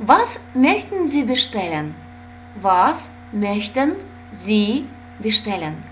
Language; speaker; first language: German; non-native, fluent; Russian